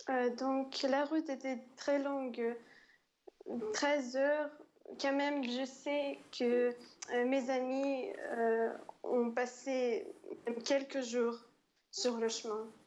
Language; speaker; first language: French; non-native, fluent; Ukrainian